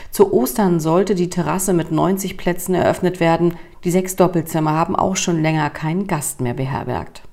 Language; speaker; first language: German; native; German